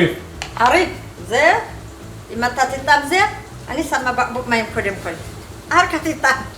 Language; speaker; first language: Hebrew; non-native, fluent; Amharic